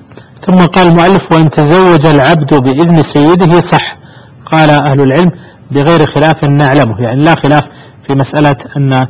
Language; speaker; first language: Arabic; native; Arabic